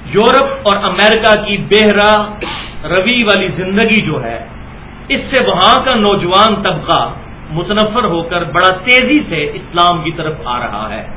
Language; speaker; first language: Urdu; non-native, local second language; Punjabi